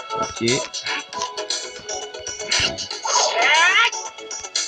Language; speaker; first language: French; native; French